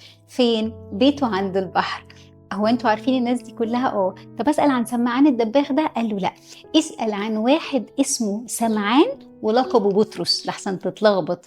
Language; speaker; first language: Arabic; native; Arabic